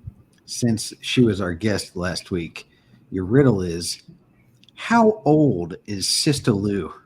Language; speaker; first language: English; native; English